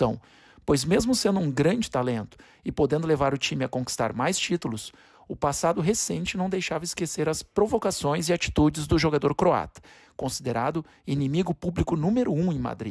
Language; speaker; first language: Portuguese; native; Portuguese